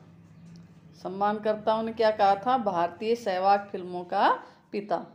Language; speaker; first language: Hindi; native; Hindi